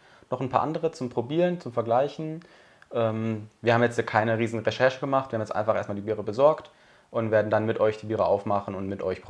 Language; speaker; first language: German; native; German